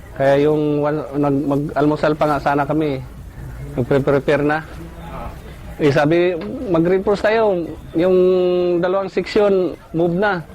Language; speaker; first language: Filipino; non-native, local second language; Cebuano